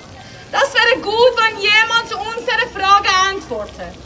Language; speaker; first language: German; non-native, learner; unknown